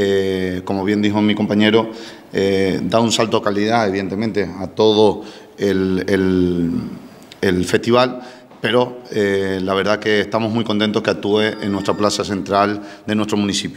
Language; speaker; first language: Spanish; native; Spanish